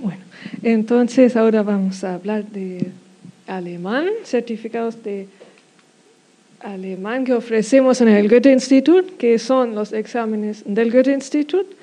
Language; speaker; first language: Spanish; non-native, fluent; German